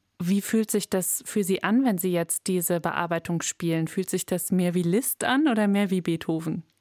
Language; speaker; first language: German; native; German